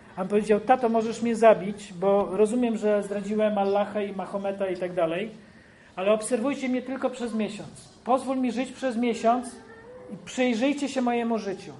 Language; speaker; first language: Polish; native; Polish